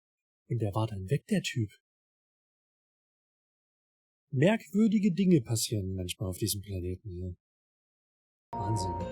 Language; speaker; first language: German; native; German